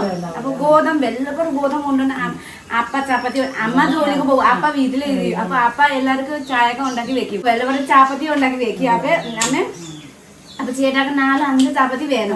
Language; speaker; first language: Malayalam; non-native, learner; Nepali